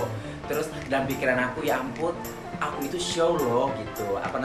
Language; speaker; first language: Indonesian; native; Indonesian